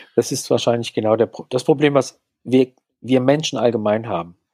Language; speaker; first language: German; native; German